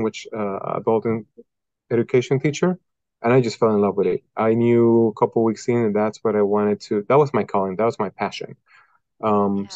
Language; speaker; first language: English; non-native, fluent; Spanish